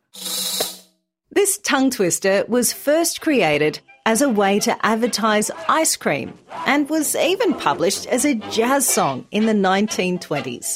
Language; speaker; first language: English; native; English